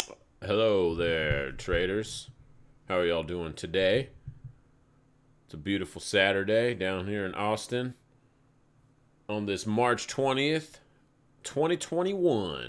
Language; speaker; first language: English; native; English